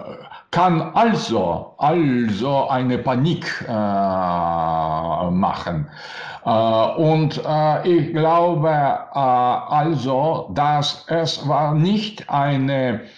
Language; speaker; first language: German; non-native, learner; Russian